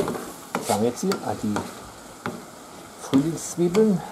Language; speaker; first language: German; native; German